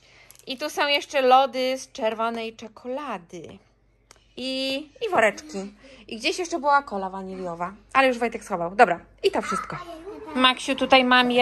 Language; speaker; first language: Polish; native; Polish